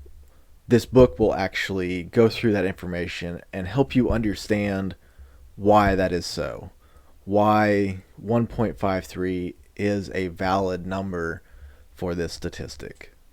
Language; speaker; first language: English; native; English